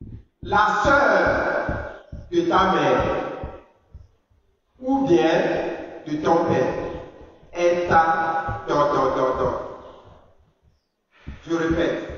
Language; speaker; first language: French; non-native, fluent; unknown